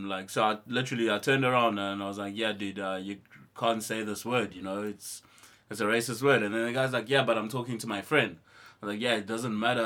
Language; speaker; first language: English; non-native, local second language; Xhosa